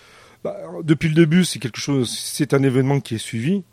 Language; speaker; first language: French; native; French